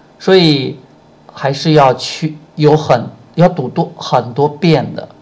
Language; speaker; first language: Chinese; native; Chinese